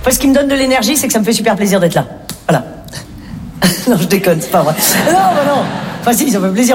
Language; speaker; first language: French; native; French